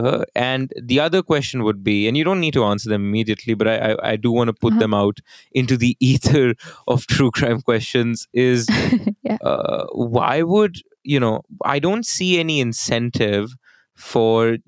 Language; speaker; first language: English; non-native, local second language; Hindi